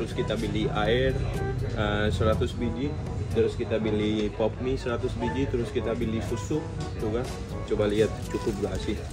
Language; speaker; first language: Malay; non-native, learner; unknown